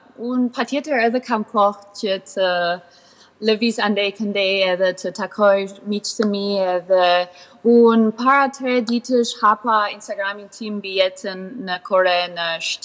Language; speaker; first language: Albanian; early bilingual, heritage; Albanian